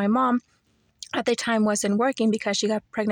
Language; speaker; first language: English; early bilingual, other home language; Spanish